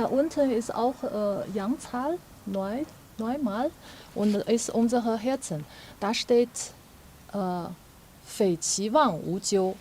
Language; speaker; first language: German; non-native, fluent; Chinese